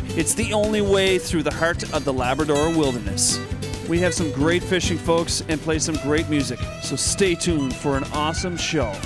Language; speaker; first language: English; native; English